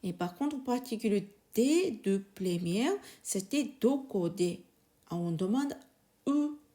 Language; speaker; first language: French; non-native, learner; Japanese